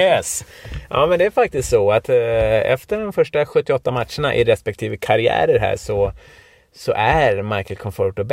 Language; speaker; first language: Swedish; native; Swedish